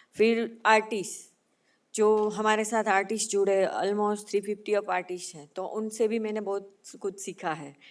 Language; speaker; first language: Hindi; non-native, local second language; Gujarati